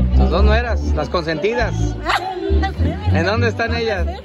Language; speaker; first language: Spanish; native; Spanish